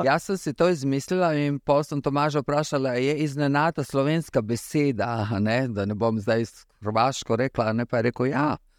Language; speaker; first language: Slovenian; early bilingual, other home language; Serbian